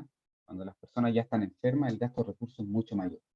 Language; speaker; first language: Spanish; native; Spanish